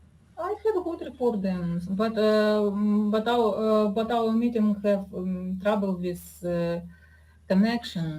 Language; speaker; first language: English; non-native, learner; Russian